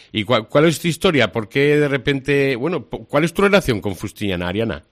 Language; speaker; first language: Spanish; native; Spanish